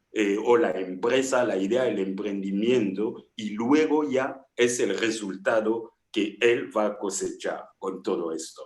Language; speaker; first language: Spanish; non-native, fluent; French